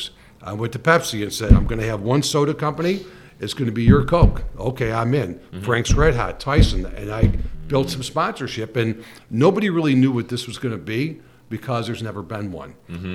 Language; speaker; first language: English; native; English